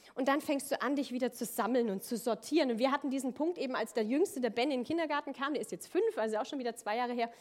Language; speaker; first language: German; native; German